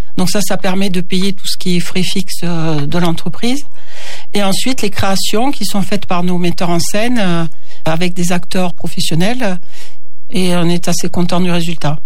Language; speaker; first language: French; native; French